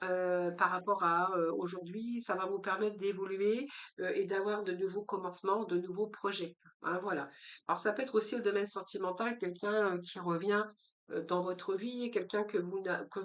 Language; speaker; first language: French; native; French